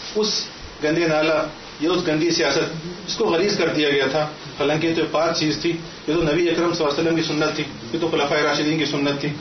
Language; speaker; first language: Urdu; native; Urdu